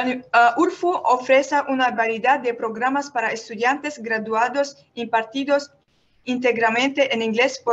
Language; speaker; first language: Spanish; non-native, learner; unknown